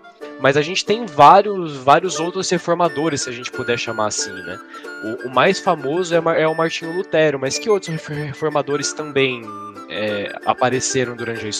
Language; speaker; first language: Portuguese; native; Portuguese